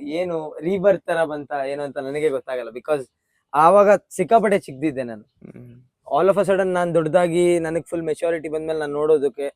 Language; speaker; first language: Kannada; native; Kannada